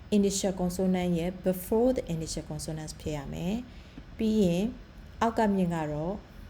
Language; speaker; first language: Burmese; native; Burmese